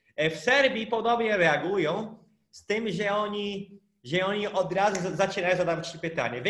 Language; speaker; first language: Polish; non-native, fluent; Portuguese